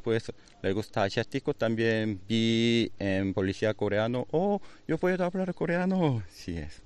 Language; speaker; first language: Spanish; non-native, learner; Korean